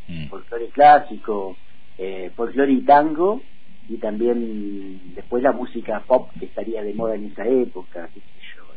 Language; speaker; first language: Spanish; native; Spanish